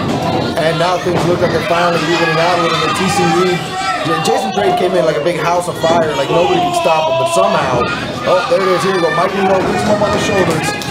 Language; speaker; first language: English; native; English